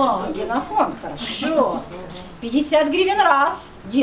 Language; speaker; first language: Russian; native; Russian